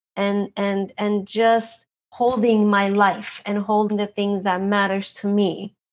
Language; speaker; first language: English; non-native, fluent; Turkish